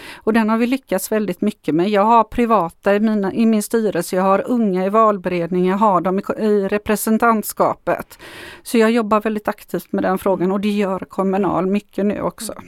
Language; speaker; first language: Swedish; non-native, fluent; Macedonian